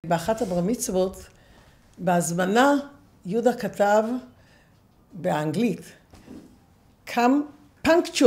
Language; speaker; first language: Hebrew; non-native, fluent; English